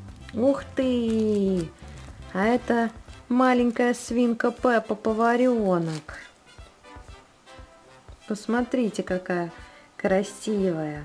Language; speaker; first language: Russian; native; Russian